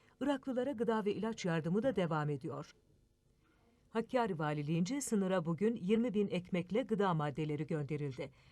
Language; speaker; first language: Turkish; native; Turkish